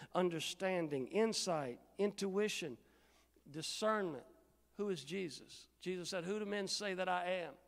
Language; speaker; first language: English; native; English